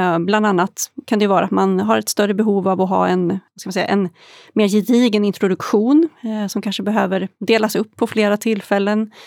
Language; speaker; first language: Swedish; native; Swedish